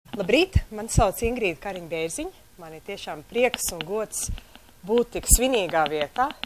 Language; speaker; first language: Latvian; early bilingual, heritage; Latvian